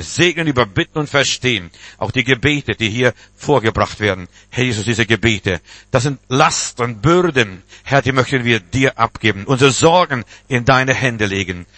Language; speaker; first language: German; non-native, fluent; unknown